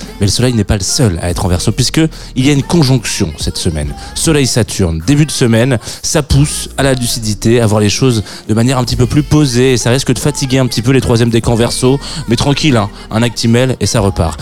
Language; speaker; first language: French; native; French